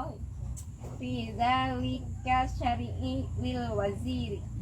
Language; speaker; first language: Arabic; non-native, learner; Sundanese